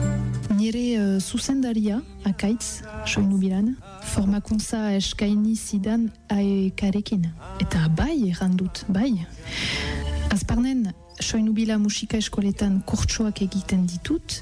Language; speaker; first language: Basque; non-native, learner; French